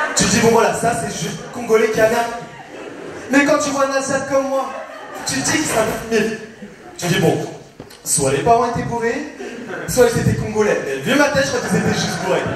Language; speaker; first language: French; early bilingual, other home language; Vietnamese